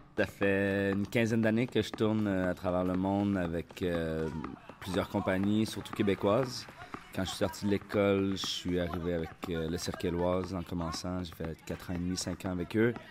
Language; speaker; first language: French; native; French